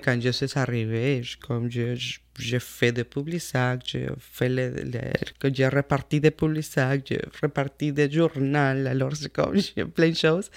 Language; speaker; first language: French; non-native, fluent; Spanish